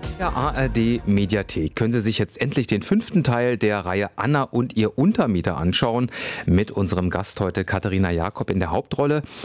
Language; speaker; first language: German; native; German